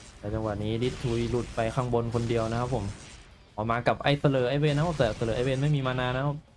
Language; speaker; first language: Thai; native; Thai